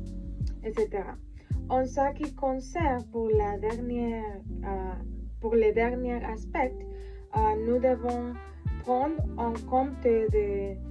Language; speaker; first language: French; non-native, learner; Spanish